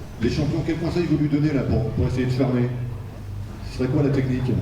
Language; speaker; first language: French; native; French